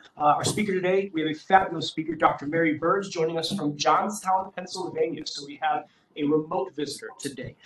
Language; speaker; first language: English; native; English